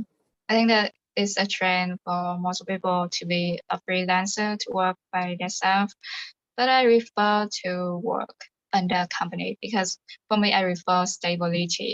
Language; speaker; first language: English; non-native, fluent; Vietnamese